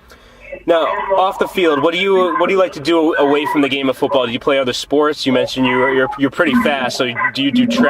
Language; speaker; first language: English; native; English